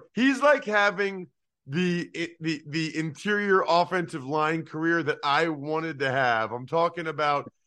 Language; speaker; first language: English; native; English